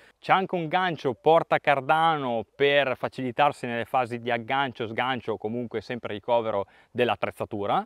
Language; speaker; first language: Italian; native; Italian